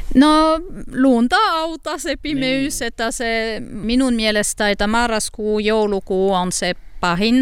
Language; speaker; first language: Finnish; non-native, learner; French